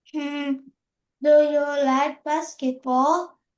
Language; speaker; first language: English; non-native, learner; Vietnamese